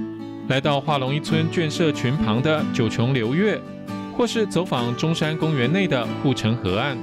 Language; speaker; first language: Chinese; native; Chinese